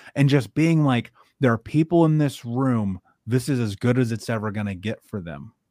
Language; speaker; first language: English; native; English